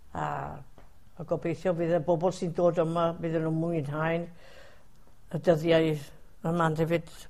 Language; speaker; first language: Welsh; early bilingual, heritage; Welsh